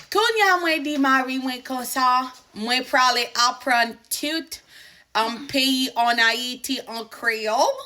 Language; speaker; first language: Haitian Creole; non-native, learner; English